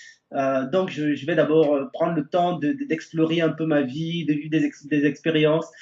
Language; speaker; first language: French; native; French